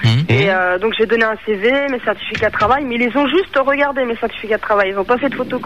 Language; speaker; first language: French; native; French